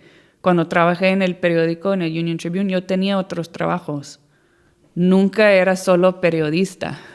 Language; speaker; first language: Spanish; non-native, fluent; English